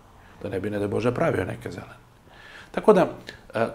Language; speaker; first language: Serbian; native; Serbian